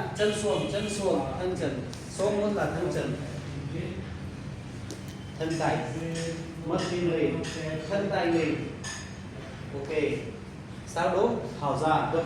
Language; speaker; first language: Vietnamese; non-native, learner; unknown